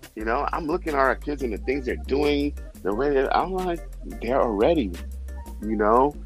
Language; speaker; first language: English; non-native, fluent; Haitian Creole